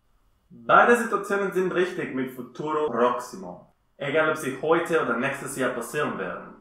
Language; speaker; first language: German; non-native, fluent; Spanish